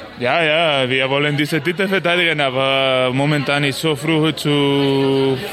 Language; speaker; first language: German; non-native, learner; Spanish